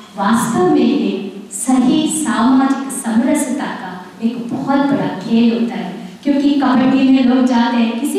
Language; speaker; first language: Hindi; native; Hindi